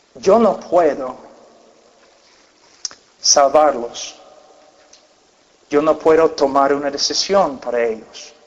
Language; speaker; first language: Spanish; non-native, fluent; English